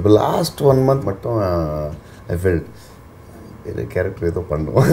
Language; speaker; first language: Tamil; non-native, learner; Telugu